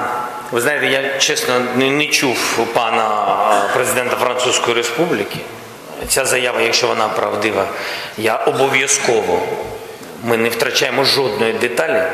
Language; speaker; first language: Ukrainian; non-native, local second language; Russian